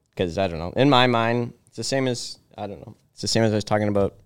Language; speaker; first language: English; native; English